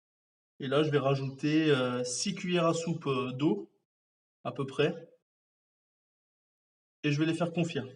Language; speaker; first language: French; native; French